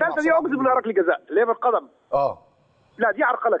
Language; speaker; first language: Arabic; native; Arabic